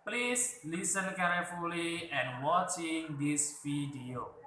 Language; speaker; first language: English; non-native, learner; Indonesian